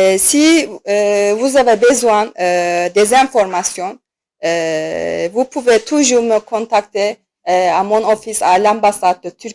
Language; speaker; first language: French; non-native, fluent; Turkish